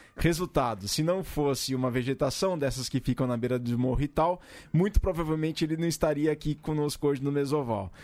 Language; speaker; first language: Portuguese; native; Portuguese